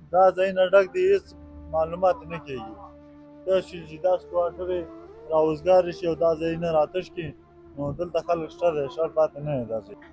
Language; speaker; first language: Pashto; native; Pashto